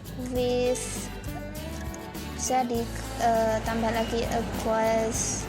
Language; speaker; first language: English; non-native, fluent; Indonesian